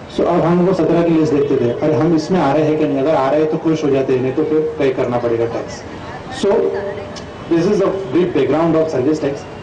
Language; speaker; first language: Hindi; non-native, local second language; Sindhi